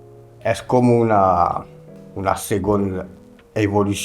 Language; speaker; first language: Spanish; non-native, learner; French